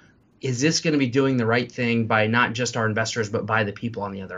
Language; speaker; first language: English; native; English